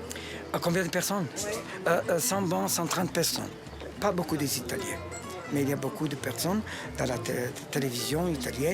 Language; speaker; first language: French; non-native, learner; Italian